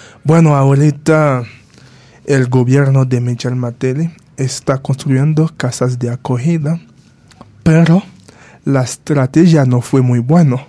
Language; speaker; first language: Spanish; non-native, fluent; Haitian Creole